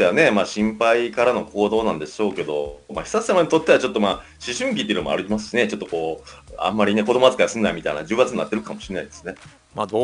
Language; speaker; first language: Japanese; native; Japanese